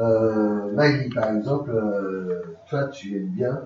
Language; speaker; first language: French; native; French